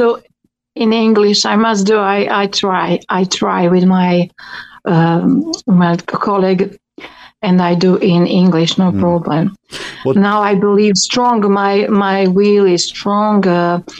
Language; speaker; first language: English; non-native, learner; Croatian